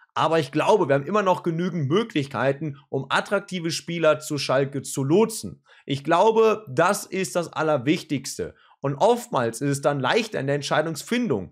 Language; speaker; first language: German; native; German